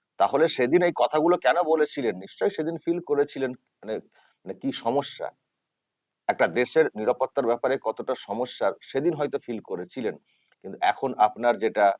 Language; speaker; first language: Bangla; native; Bangla